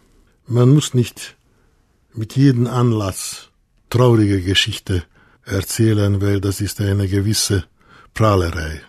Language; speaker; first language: German; non-native, fluent; Hungarian